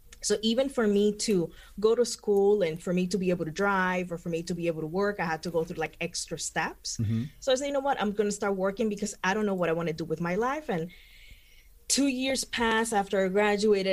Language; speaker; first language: English; non-native, fluent; Spanish